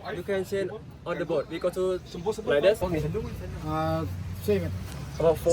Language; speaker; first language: English; non-native, learner; Thai